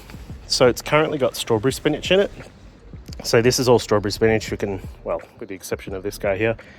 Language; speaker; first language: English; native; English